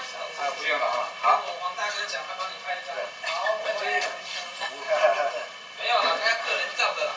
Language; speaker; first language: Chinese; native; Chinese